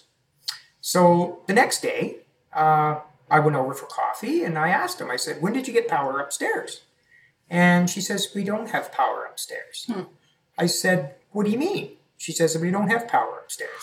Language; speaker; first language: English; native; English